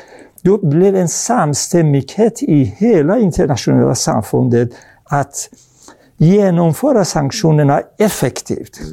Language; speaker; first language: Swedish; non-native, fluent; Persian